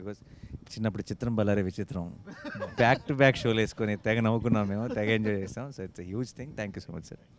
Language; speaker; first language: Telugu; native; Telugu